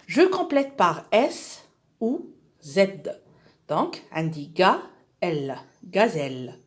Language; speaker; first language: French; non-native, local second language; Arabic